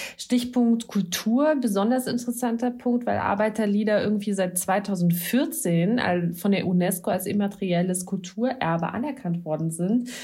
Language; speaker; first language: German; native; German